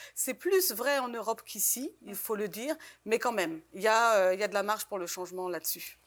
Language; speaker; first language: French; native; French